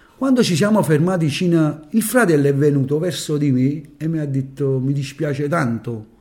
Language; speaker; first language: Italian; native; Italian